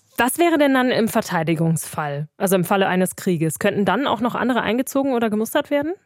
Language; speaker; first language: German; native; German